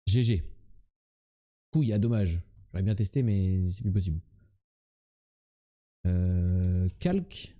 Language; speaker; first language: French; native; French